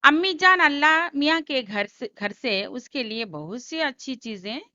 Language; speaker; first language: Hindi; non-native, local second language; Telugu